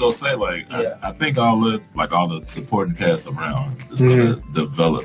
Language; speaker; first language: English; native; English